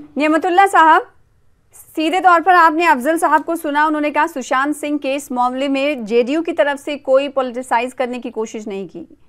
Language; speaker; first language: Hindi; native; Hindi